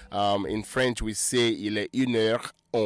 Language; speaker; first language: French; non-native, fluent; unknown